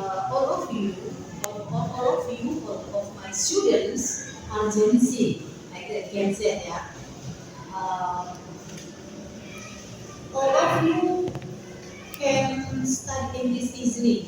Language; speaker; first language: English; non-native, learner; Indonesian